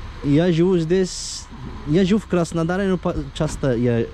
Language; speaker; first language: Russian; non-native, learner; Turkish